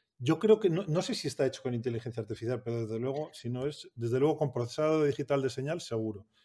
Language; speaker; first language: Spanish; native; Spanish